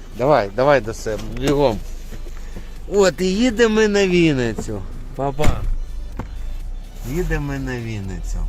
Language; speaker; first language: Ukrainian; native; Ukrainian